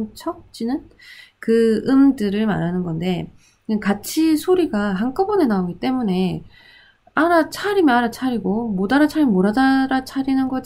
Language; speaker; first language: Korean; native; Korean